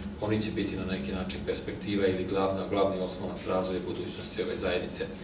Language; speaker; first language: Serbian; non-native, local second language; Hungarian